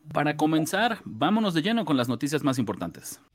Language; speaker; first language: Spanish; native; Spanish